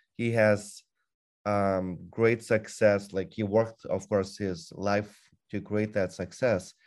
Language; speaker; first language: English; non-native, fluent; Lithuanian